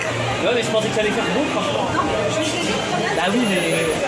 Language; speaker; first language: French; native; French